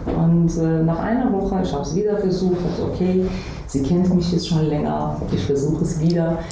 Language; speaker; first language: German; non-native, fluent; Persian